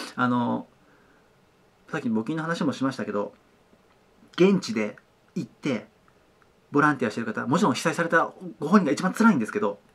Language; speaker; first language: Japanese; native; Japanese